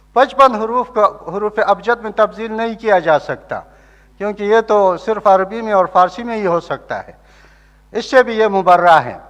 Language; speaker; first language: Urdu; non-native, local second language; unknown